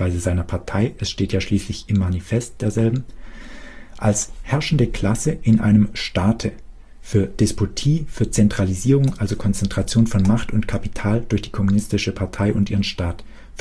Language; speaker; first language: German; native; German